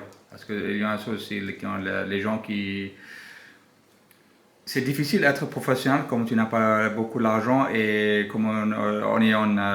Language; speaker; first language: French; non-native, learner; English